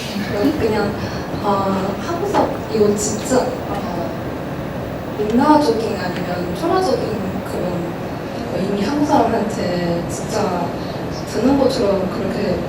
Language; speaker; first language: Korean; non-native, learner; Chinese